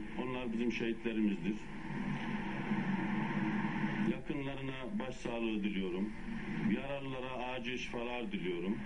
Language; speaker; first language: Turkish; native; Turkish